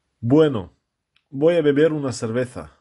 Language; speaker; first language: Spanish; non-native, fluent; Russian